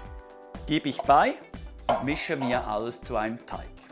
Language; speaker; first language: German; native; German